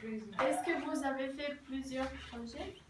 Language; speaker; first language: French; non-native, learner; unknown